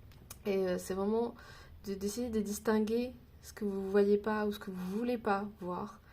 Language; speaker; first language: French; native; French